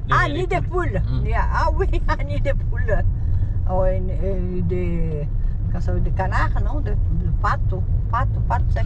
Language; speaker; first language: French; non-native, fluent; Portuguese